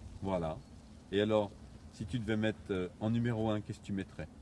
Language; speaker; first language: French; native; French